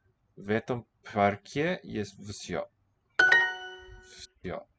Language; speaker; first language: Russian; non-native, learner; English